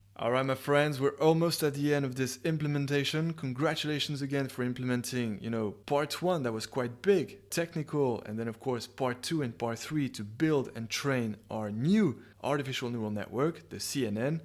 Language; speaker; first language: English; non-native, fluent; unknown